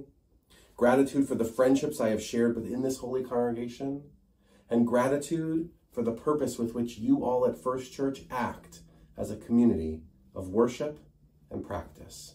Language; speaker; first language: English; native; English